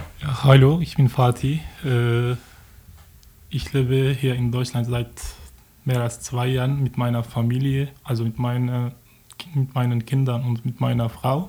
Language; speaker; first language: German; non-native, learner; Turkish